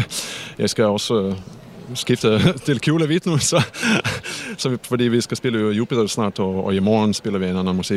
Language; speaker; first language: Danish; non-native, fluent; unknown